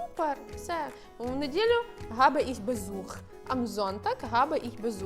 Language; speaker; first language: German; non-native, fluent; Ukrainian